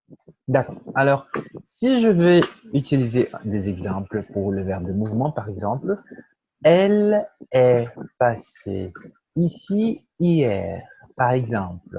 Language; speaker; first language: French; non-native, fluent; Portuguese